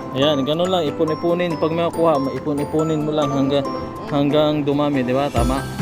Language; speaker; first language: Filipino; non-native, local second language; Cebuano